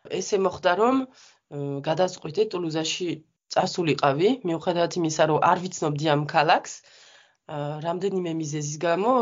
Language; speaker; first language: Georgian; non-native, fluent; French